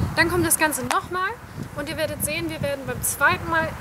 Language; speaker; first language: German; native; German